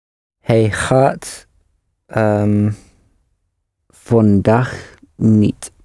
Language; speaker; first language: Dutch; non-native, learner; English